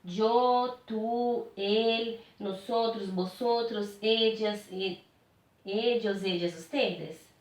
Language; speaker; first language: Spanish; non-native, fluent; Portuguese